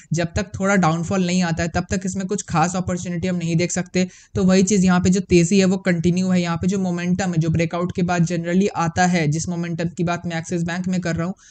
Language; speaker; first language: Hindi; native; Hindi